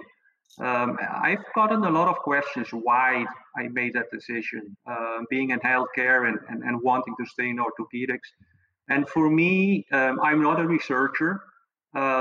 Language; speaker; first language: English; non-native, fluent; Papiamento